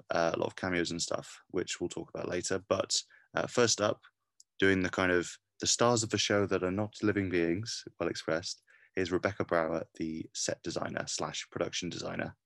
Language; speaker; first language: English; native; English